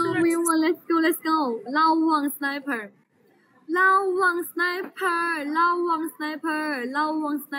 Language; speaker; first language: English; non-native, learner; Chinese